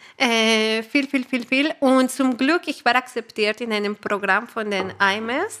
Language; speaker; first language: German; non-native, fluent; Spanish